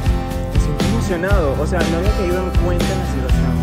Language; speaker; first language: Spanish; native; Spanish